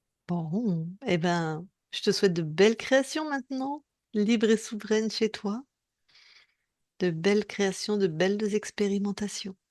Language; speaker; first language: French; native; French